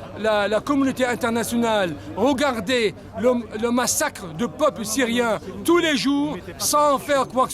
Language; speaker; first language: French; non-native, fluent; Arabic